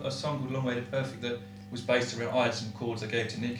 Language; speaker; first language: English; native; English